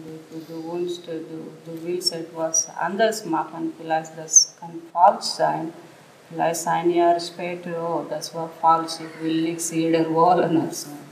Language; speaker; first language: German; non-native, learner; Telugu